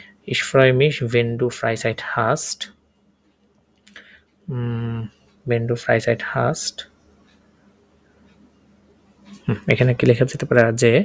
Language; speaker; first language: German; non-native, fluent; Bangla